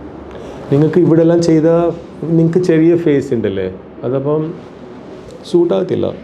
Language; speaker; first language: Malayalam; non-native, local second language; Tamil